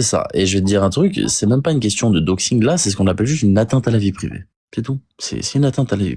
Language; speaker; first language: French; native; French